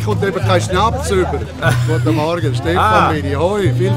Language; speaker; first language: German; native; German